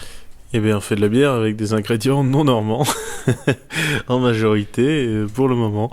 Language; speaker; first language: French; native; French